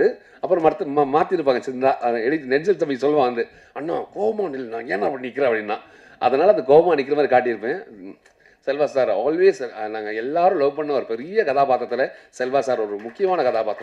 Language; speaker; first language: Tamil; native; Tamil